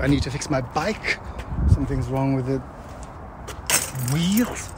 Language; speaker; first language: English; non-native, fluent; Swedish